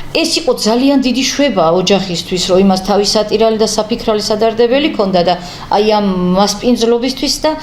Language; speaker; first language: Georgian; native; Georgian